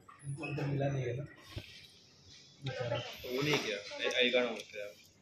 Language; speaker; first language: Hindi; non-native, local second language; Assamese